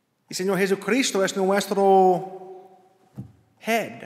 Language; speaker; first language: Spanish; non-native, learner; English